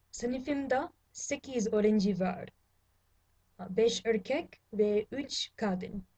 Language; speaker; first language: Turkish; non-native, learner; English